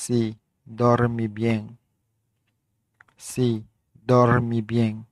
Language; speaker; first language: Spanish; non-native, learner; Haitian Creole